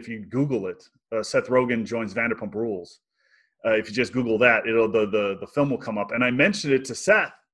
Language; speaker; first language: English; native; English